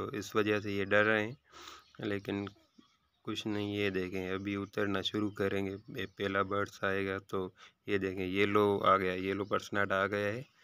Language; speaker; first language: Urdu; non-native, local second language; Sindhi